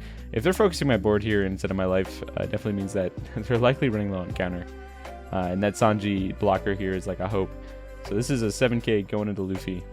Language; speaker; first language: English; native; English